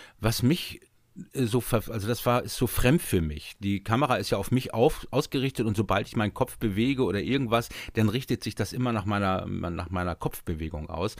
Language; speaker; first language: German; native; German